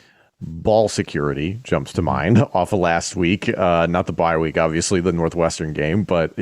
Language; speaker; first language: English; native; English